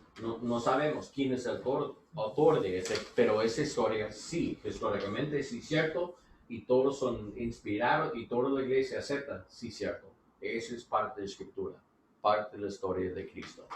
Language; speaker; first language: Spanish; non-native, learner; English